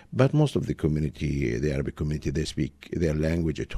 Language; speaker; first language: English; non-native, fluent; Arabic